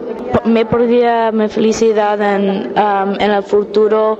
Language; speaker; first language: Spanish; non-native, learner; English